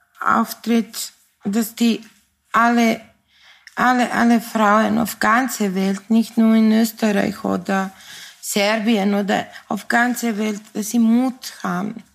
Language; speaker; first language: German; non-native, fluent; Serbian